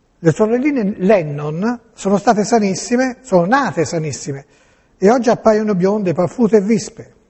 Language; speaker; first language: Italian; native; Italian